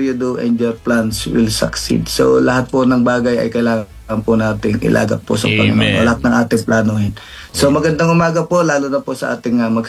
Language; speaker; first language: Filipino; native; Filipino